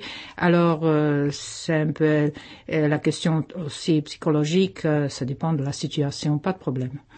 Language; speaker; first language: French; non-native, fluent; Czech